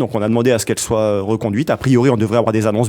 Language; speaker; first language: French; native; French